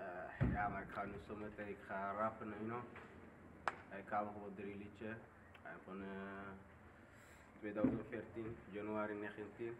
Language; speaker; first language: Dutch; non-native, learner; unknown